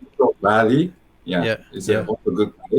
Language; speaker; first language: English; non-native, learner; Japanese